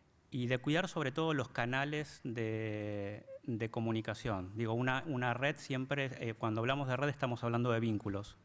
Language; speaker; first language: Spanish; native; Spanish